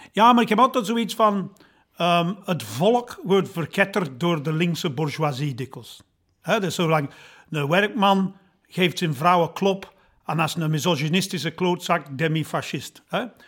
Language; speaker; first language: Dutch; non-native, fluent; English